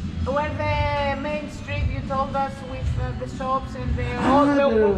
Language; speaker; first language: English; non-native, fluent; Greek